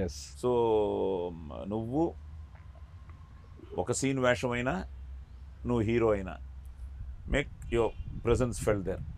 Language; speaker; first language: Telugu; native; Telugu